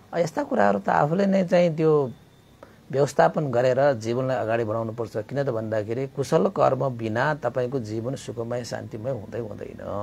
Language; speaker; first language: Nepali; non-native, local second language; Newari